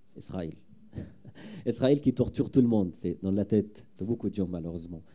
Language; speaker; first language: French; non-native, fluent; Arabic